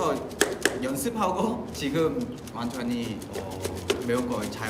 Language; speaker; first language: Korean; non-native, fluent; Vietnamese